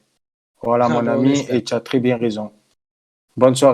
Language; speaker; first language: French; native; French